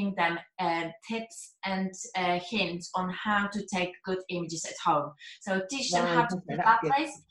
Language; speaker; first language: English; non-native, fluent; Polish